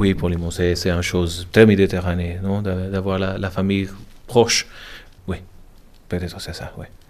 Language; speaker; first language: French; non-native, learner; English